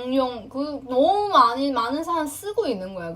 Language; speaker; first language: Korean; non-native, fluent; Chinese